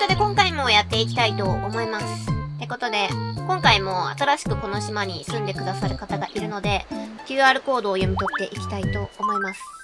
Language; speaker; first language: Japanese; native; Japanese